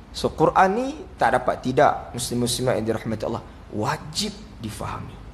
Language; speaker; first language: Malay; native; Malay